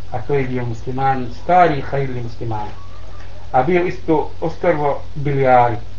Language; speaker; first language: Bosnian; non-native, learner; Arabic